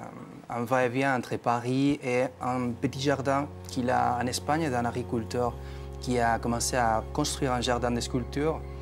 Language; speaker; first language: French; non-native, fluent; Spanish